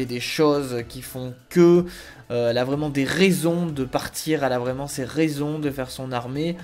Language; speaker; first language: French; native; French